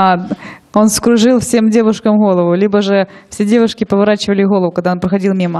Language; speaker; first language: Russian; native; Russian